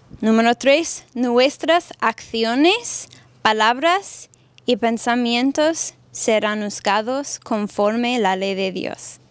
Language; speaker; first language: Spanish; non-native, fluent; English